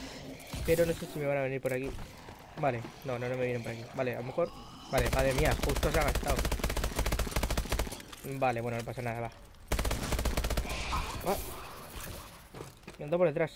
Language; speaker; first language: Spanish; native; Spanish